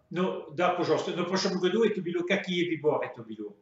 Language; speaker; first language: Russian; non-native, fluent; French